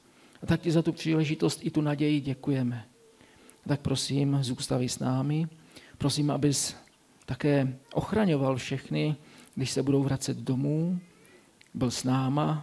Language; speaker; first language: Czech; native; Czech